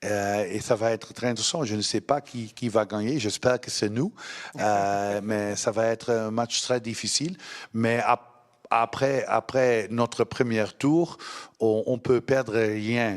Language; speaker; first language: French; non-native, learner; Dutch